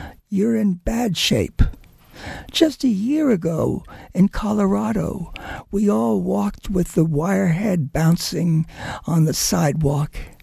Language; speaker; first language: English; early bilingual, other home language; Spanish